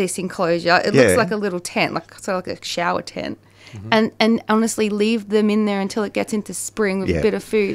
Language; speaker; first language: English; native; English